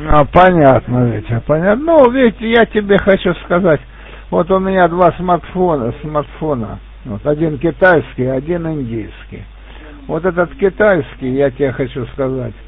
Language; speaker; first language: Russian; native; Russian